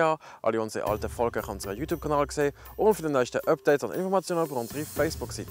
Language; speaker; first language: German; native; German